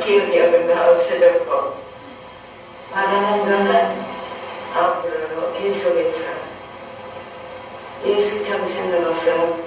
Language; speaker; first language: Korean; non-native, local second language; English